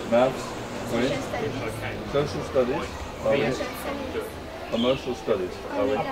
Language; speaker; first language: French; non-native, fluent; English